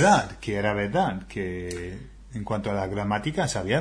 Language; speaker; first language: Spanish; non-native, fluent; English